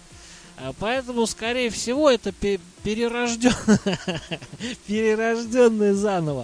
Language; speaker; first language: Russian; native; Russian